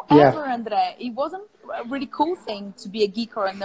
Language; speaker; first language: English; non-native, fluent; Portuguese